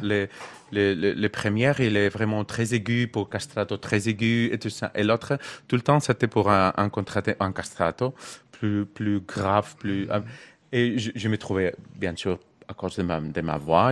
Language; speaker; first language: French; non-native, learner; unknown